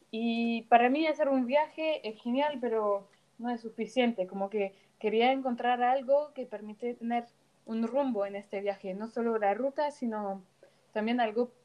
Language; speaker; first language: Spanish; non-native, fluent; French